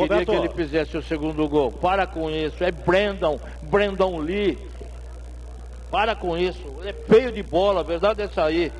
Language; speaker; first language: Portuguese; native; Portuguese